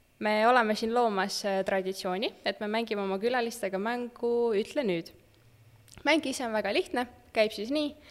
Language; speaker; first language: Estonian; native; Estonian